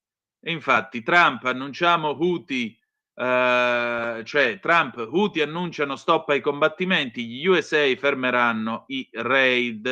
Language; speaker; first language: Italian; native; Italian